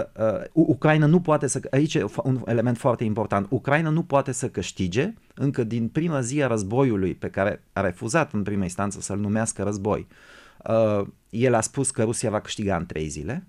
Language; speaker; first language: Romanian; non-native, fluent; Bulgarian